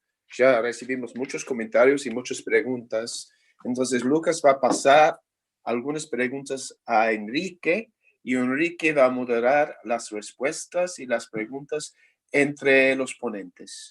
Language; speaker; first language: Spanish; non-native, fluent; English